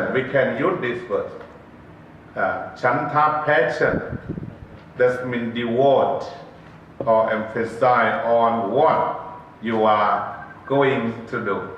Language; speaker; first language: English; non-native, learner; Thai